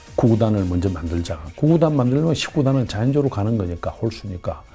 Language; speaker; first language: Korean; native; Korean